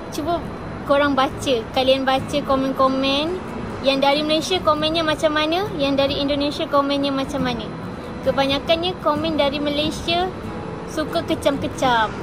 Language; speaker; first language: Malay; native; Malay